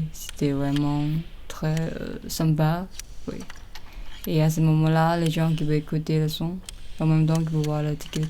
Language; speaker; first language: French; non-native, learner; Chinese